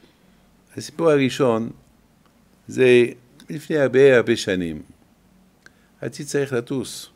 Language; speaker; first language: Hebrew; non-native, fluent; French